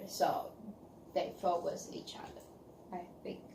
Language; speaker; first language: English; non-native, learner; Chinese